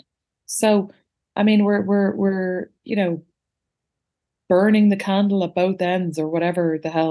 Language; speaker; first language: English; native; English